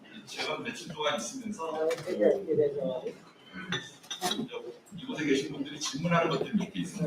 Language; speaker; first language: Korean; native; Korean